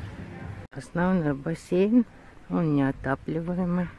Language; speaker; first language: Russian; native; Russian